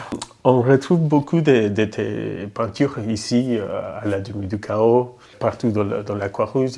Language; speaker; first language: French; non-native, fluent; Spanish